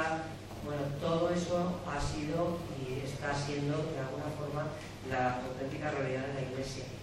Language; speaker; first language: Spanish; native; Spanish